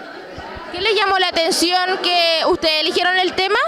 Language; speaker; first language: Spanish; native; Spanish